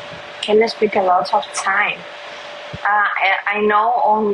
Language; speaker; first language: English; non-native, learner; Russian